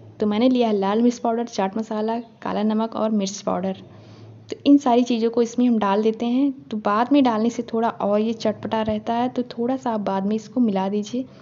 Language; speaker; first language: Hindi; native; Hindi